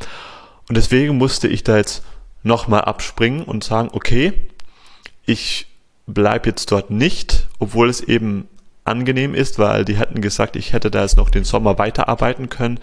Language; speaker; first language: German; native; German